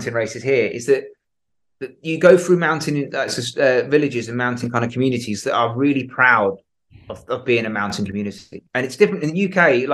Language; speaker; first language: English; native; English